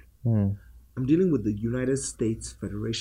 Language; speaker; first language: English; non-native, local second language; Igbo